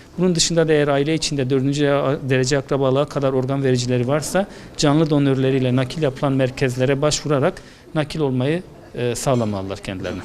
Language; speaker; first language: Turkish; native; Turkish